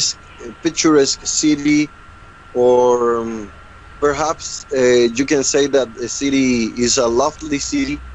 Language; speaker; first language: English; non-native, learner; Spanish